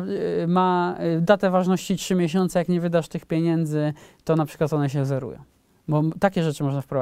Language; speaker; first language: Polish; native; Polish